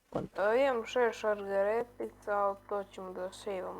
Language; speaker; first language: Bosnian; native; Bosnian